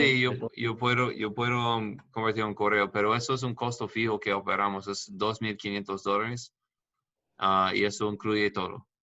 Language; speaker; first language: Spanish; non-native, learner; English